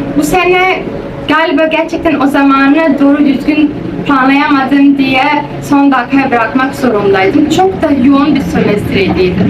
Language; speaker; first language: Turkish; early bilingual, heritage; Turkish